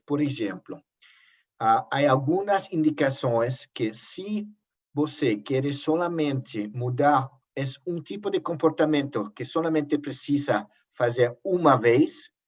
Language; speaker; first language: Portuguese; non-native, learner; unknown